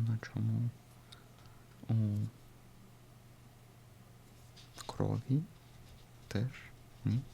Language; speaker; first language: Ukrainian; non-native, learner; Russian